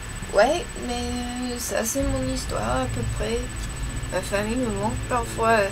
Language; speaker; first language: French; non-native, learner; English